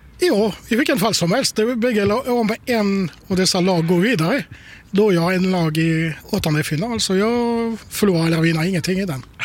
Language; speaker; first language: Swedish; non-native, fluent; French